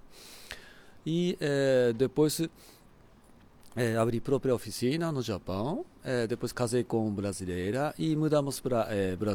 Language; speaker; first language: Portuguese; non-native, fluent; Japanese